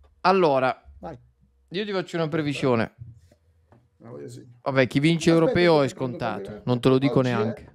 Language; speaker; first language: Italian; native; Italian